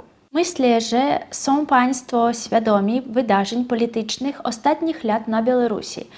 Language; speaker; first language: Polish; non-native, fluent; Russian